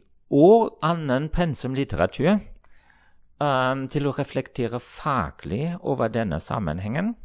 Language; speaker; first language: Norwegian; non-native, fluent; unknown